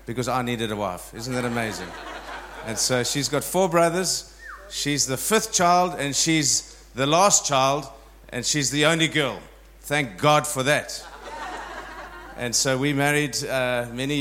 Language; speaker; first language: English; native; English